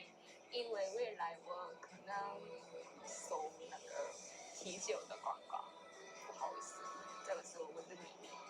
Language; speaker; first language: Chinese; non-native, learner; Korean